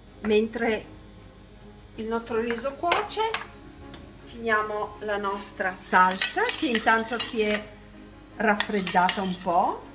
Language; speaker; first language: Italian; native; Italian